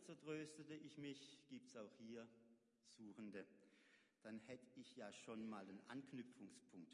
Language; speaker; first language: German; native; German